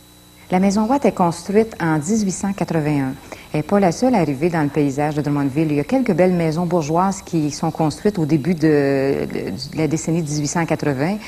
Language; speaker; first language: French; native; French